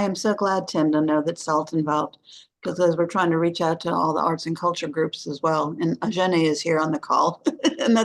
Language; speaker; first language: English; native; English